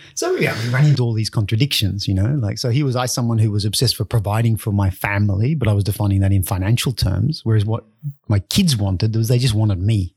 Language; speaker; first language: English; native; English